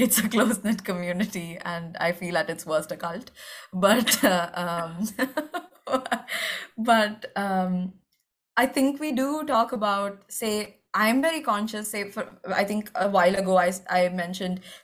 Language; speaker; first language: English; non-native, local second language; Malayalam